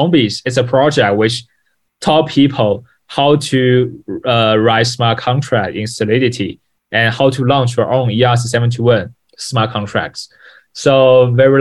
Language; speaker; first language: English; non-native, fluent; Chinese